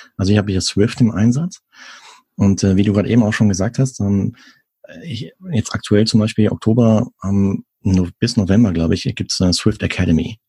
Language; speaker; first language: German; native; German